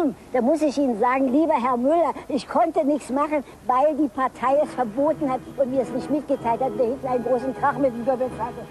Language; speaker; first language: German; native; German